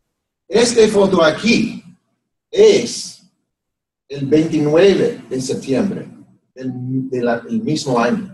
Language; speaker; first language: Spanish; non-native, fluent; English